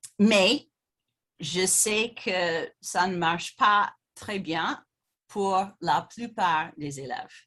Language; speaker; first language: French; non-native, fluent; English